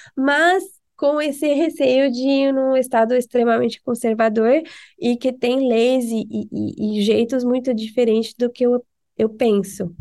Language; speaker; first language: Portuguese; non-native, fluent; French